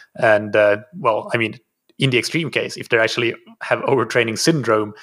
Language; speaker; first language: English; non-native, fluent; Finnish